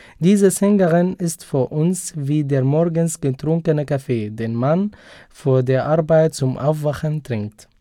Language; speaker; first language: German; non-native, fluent; Arabic